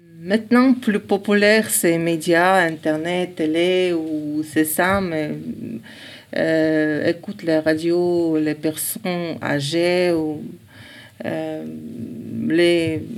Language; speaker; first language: French; non-native, learner; Ingush